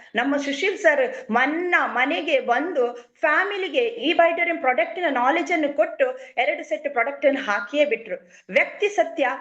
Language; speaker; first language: Kannada; native; Kannada